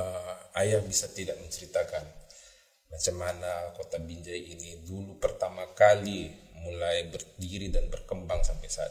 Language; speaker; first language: Indonesian; native; Indonesian